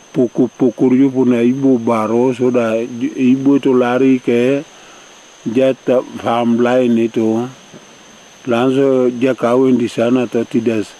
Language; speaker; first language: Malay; non-native, local second language; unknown